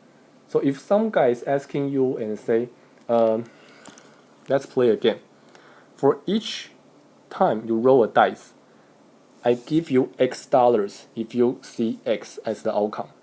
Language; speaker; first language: English; non-native, fluent; Chinese